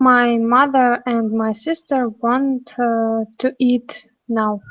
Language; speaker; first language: English; non-native, learner; Russian